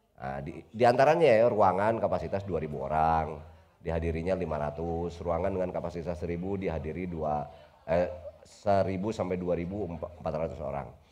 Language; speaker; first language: Indonesian; non-native, local second language; Sundanese